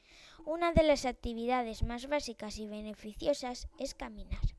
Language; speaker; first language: Spanish; native; Spanish